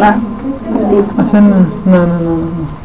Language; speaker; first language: Greek; native; Greek